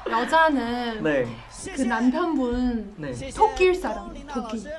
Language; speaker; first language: Korean; non-native, learner; Chinese